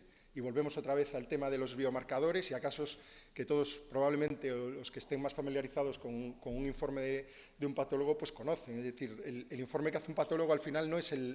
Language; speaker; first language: Spanish; native; Spanish